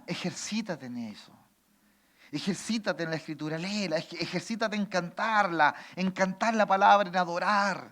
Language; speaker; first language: Spanish; native; Spanish